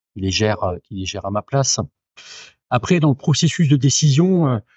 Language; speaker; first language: French; native; French